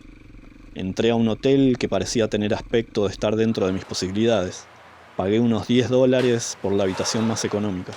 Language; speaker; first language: Spanish; native; Spanish